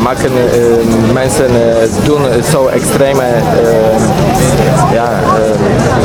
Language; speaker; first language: Dutch; non-native, learner; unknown